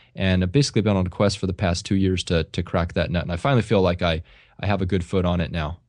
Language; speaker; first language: English; native; English